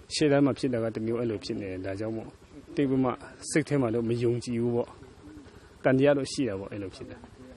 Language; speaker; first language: Burmese; non-native, local second language; Kachin